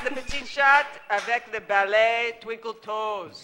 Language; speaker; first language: French; non-native, learner; English